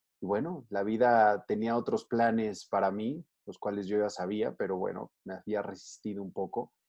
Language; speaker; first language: Spanish; native; Spanish